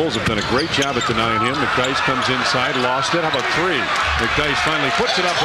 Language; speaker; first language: English; native; English